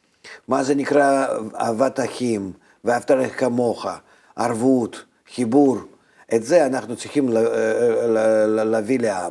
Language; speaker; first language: Hebrew; non-native, fluent; Russian